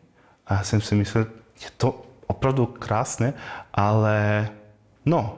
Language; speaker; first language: Czech; non-native, fluent; Croatian